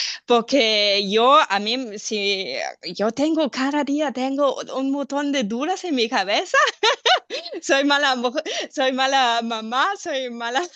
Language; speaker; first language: Spanish; non-native, fluent; German